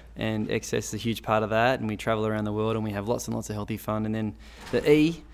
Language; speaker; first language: English; native; English